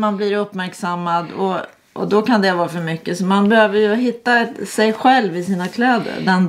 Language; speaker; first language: Swedish; native; Swedish